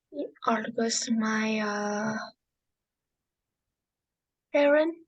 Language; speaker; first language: English; non-native, learner; Vietnamese